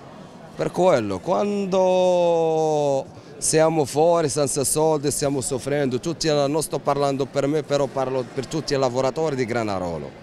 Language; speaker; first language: Italian; non-native, learner; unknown